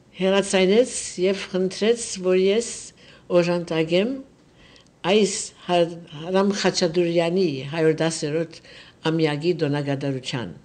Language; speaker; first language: Armenian; early bilingual, heritage; Armenian